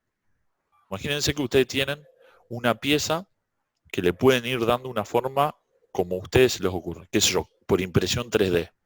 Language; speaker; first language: Spanish; native; Spanish